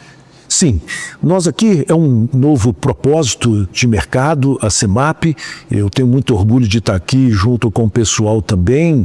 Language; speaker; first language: Portuguese; native; Portuguese